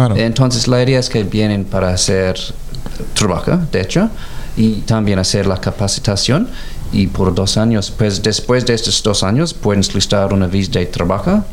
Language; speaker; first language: Spanish; non-native, learner; English